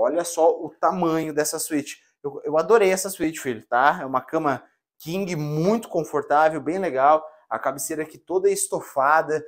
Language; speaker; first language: Portuguese; native; Portuguese